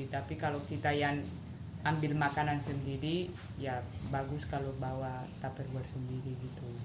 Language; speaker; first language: Indonesian; non-native, fluent; Spanish